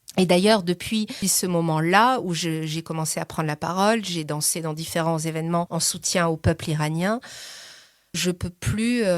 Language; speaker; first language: French; early bilingual, other home language; Persian